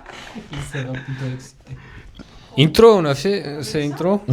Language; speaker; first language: French; non-native, fluent; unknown